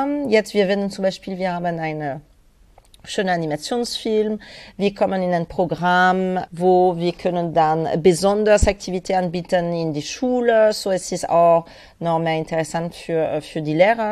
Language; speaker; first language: German; non-native, fluent; French